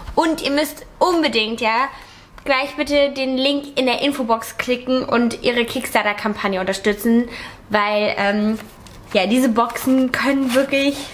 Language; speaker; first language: German; native; German